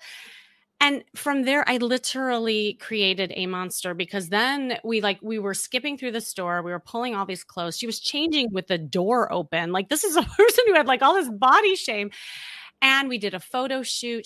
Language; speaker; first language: English; native; English